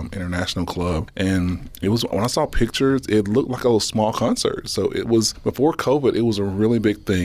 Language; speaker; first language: English; native; English